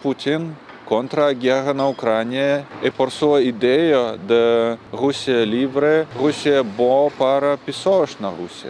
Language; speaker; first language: Portuguese; non-native, learner; Russian